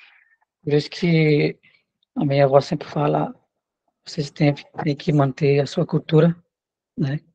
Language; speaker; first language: Portuguese; non-native, local second language; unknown